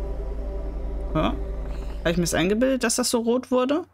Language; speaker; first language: German; native; German